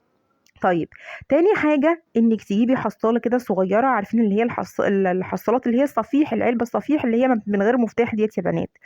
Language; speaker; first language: Arabic; native; Arabic